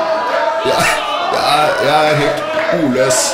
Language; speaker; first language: Norwegian; native; Norwegian